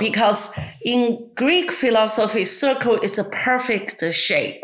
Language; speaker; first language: English; non-native, fluent; Chinese